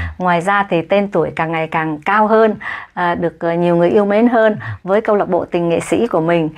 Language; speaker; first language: Vietnamese; native; Vietnamese